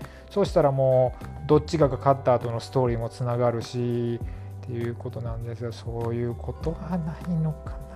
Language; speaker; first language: Japanese; native; Japanese